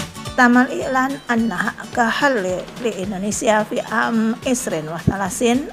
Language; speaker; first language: Arabic; non-native, fluent; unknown